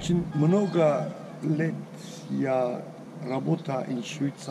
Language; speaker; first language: Russian; non-native, learner; Turkish